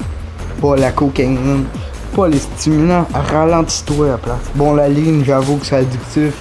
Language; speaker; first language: French; native; French